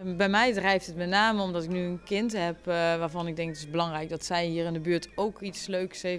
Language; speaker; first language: Dutch; native; Dutch